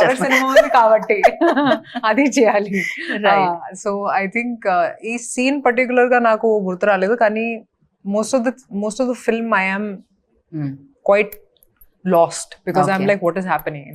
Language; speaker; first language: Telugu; non-native, local second language; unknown